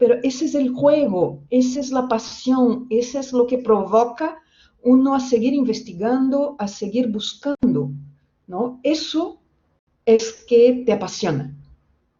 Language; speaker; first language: Spanish; non-native, fluent; Portuguese